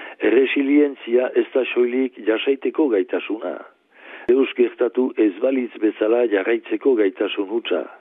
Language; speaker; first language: Basque; native; Basque